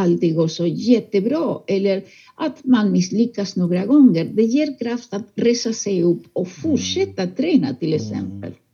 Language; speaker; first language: Swedish; non-native, fluent; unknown